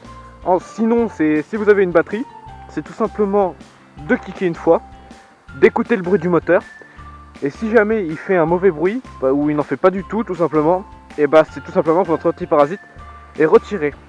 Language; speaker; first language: French; native; French